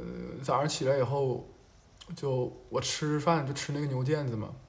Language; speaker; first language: Chinese; native; Chinese